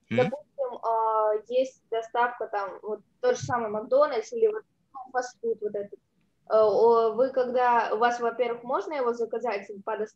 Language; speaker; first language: Russian; native; Russian